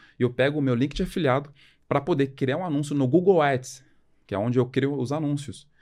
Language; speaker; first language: Portuguese; early bilingual, other home language; French